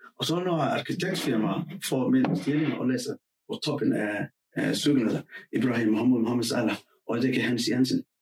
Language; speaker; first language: Danish; non-native, fluent; Somali